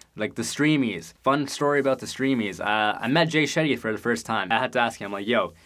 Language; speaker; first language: English; native; English